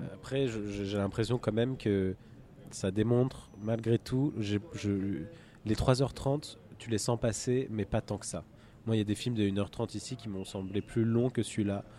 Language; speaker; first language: French; native; French